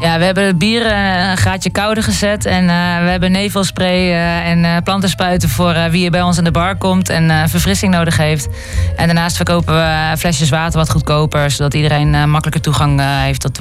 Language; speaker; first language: Dutch; native; Dutch